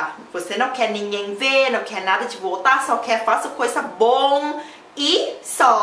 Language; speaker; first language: Portuguese; non-native, learner; Thai